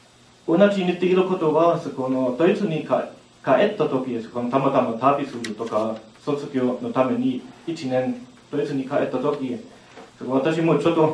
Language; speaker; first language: Japanese; non-native, learner; German